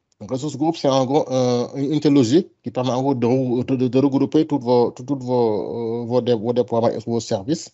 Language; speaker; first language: French; non-native, local second language; Wolof